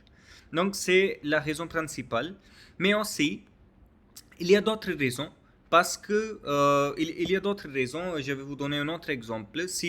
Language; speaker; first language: French; non-native, learner; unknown